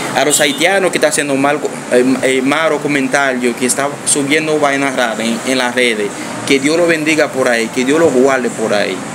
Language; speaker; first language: Spanish; non-native, fluent; Haitian Creole